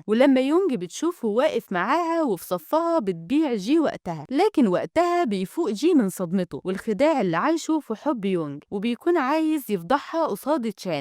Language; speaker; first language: Arabic; native; Arabic